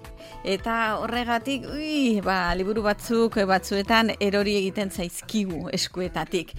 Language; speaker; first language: Basque; native; Basque